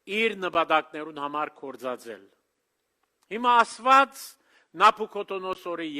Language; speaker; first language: Armenian; early bilingual, heritage; Armenian